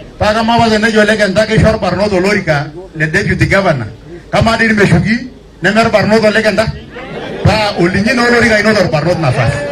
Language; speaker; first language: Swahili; non-native, local second language; Masai